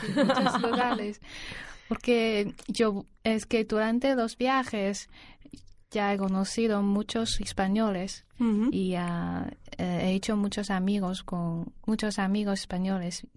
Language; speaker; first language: Spanish; non-native, learner; Chinese